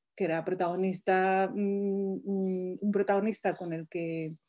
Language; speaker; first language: Spanish; non-native, fluent; Arabic